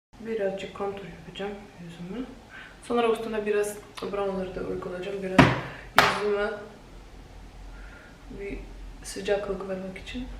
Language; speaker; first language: Turkish; non-native, fluent; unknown